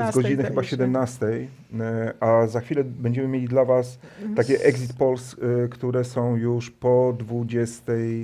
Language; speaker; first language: Polish; native; Polish